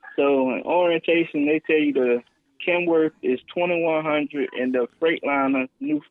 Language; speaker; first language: English; native; English